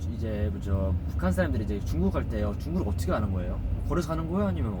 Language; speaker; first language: Korean; non-native, learner; English